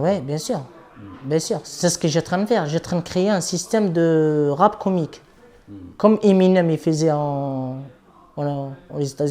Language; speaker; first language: French; non-native, local second language; Arabic